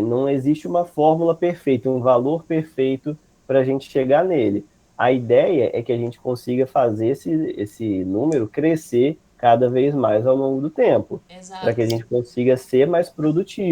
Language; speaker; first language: Portuguese; native; Portuguese